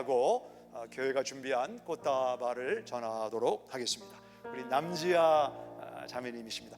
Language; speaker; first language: Korean; native; Korean